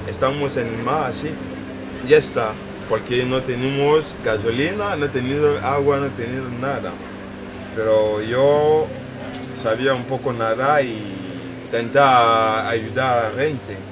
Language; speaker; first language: Spanish; non-native, learner; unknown